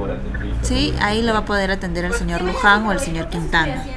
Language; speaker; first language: Spanish; native; Spanish